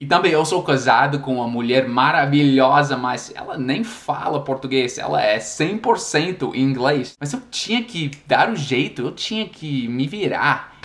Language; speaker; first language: Portuguese; non-native, fluent; English